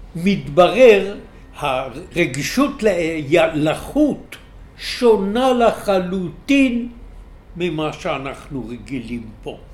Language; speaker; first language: Hebrew; native; Hebrew